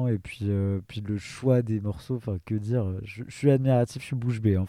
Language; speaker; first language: French; native; French